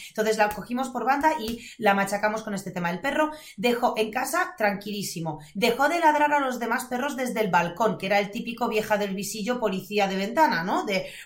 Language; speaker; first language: Spanish; non-native, fluent; Polish